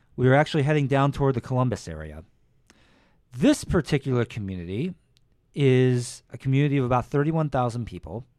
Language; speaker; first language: English; native; English